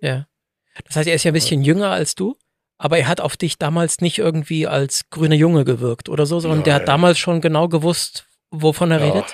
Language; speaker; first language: German; native; German